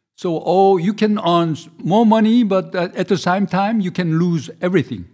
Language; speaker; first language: English; non-native, fluent; Korean